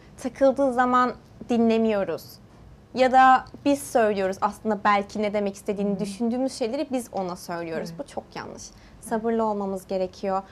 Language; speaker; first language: Turkish; early bilingual, heritage; Turkish